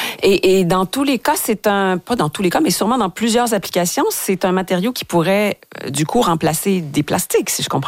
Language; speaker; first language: French; native; French